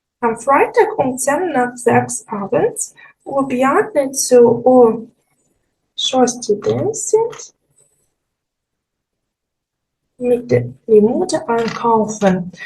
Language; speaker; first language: German; non-native, fluent; Ukrainian